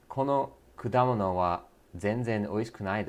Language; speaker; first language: Japanese; non-native, learner; English